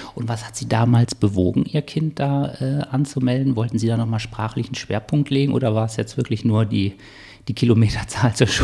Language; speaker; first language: German; native; German